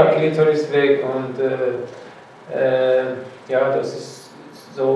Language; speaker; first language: German; non-native, learner; Persian